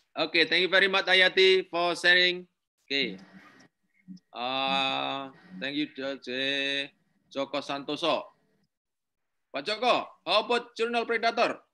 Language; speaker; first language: English; non-native, learner; Indonesian